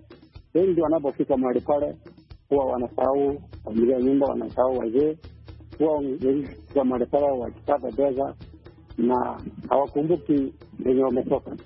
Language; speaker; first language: Swahili; non-native, local second language; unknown